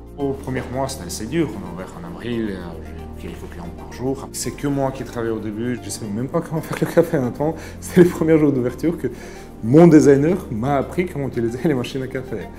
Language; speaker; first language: French; non-native, fluent; Ukrainian